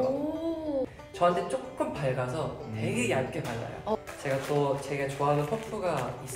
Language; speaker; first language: Korean; native; Korean